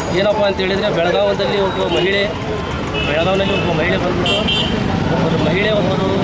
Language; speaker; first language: Kannada; native; Kannada